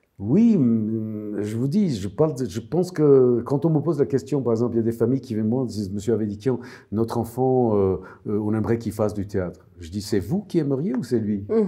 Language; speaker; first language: French; non-native, fluent; Armenian